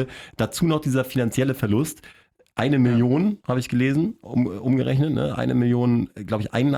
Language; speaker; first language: German; native; German